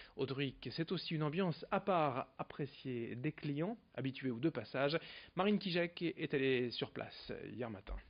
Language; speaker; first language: French; native; French